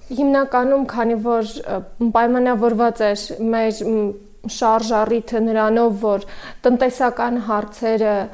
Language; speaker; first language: Armenian; native; Armenian